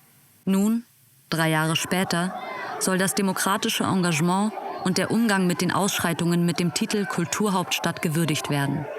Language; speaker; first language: German; native; German